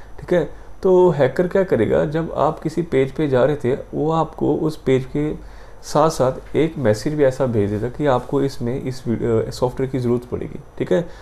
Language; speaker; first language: Hindi; non-native, local second language; Punjabi